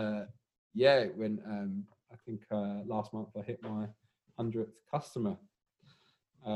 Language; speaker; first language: English; native; English